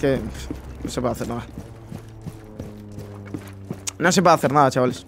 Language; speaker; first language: Spanish; native; Spanish